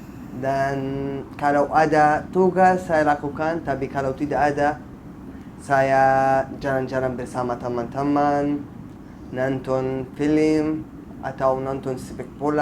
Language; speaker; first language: Indonesian; non-native, fluent; Arabic